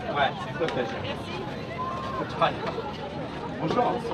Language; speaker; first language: French; native; French